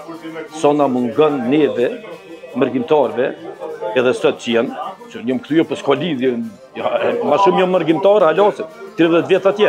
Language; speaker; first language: Albanian; native; Albanian